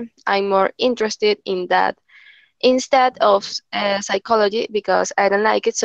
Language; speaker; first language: English; non-native, learner; Spanish